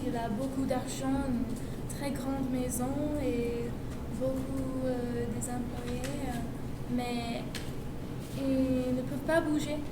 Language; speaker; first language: French; non-native, learner; English